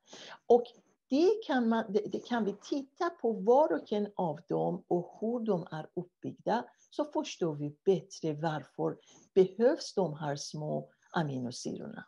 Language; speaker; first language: Swedish; non-native, fluent; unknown